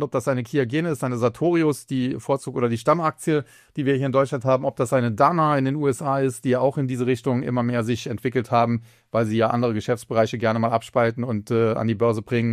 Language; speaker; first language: German; native; German